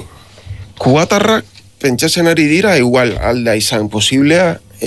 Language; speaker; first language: Basque; non-native, learner; Spanish